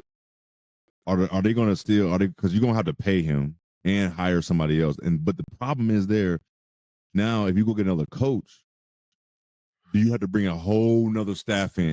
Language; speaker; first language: English; native; English